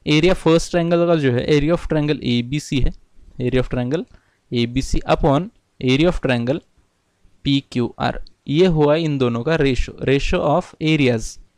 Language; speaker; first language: Hindi; non-native, local second language; Marathi